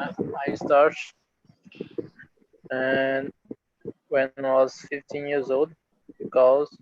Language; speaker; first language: English; non-native, learner; Portuguese